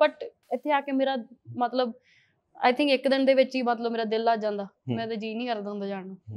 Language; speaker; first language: Punjabi; early bilingual, heritage; Punjabi